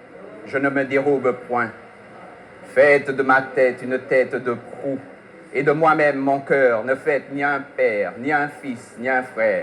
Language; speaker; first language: French; native; French